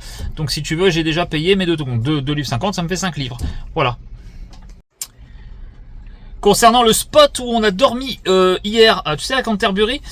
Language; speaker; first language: French; native; French